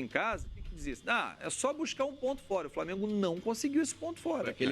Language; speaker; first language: Portuguese; native; Portuguese